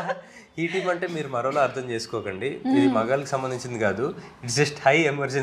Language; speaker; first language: Telugu; native; Telugu